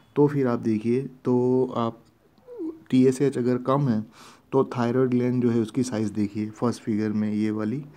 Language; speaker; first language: Hindi; non-native, local second language; Gujarati